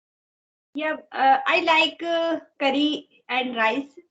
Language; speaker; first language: English; non-native, learner; Hindi